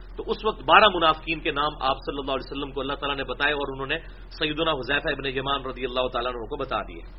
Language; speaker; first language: Urdu; non-native, local second language; Punjabi